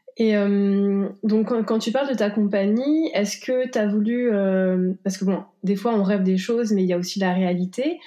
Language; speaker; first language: French; native; French